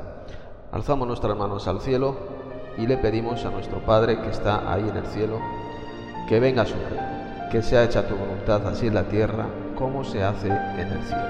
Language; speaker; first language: Spanish; native; Spanish